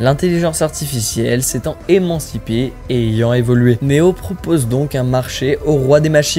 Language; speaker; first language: French; native; French